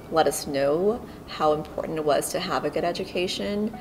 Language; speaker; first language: English; native; English